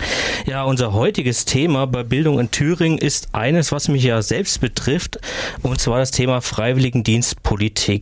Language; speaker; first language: German; native; German